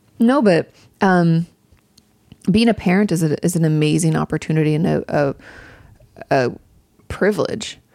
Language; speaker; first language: English; native; English